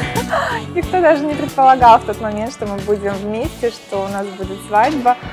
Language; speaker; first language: Russian; native; Russian